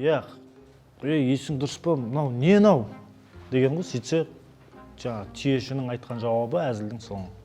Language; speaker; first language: Kazakh; native; Kazakh